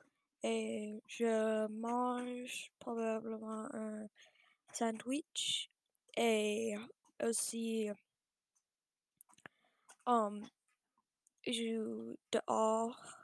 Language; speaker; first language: French; non-native, learner; English